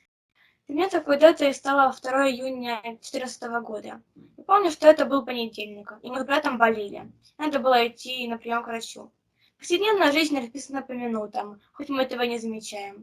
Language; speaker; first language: Russian; native; Russian